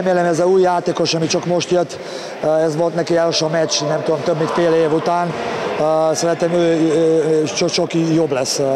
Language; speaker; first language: Hungarian; non-native, learner; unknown